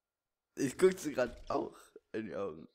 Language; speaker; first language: German; native; German